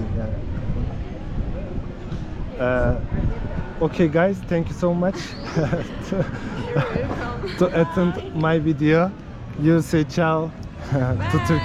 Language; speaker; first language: English; non-native, learner; Turkish